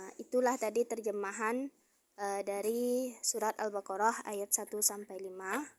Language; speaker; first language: Malay; non-native, local second language; Minangkabau